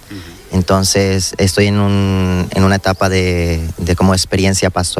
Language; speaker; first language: Spanish; native; Spanish